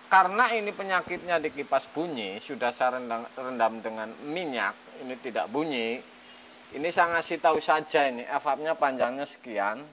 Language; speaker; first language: Indonesian; native; Indonesian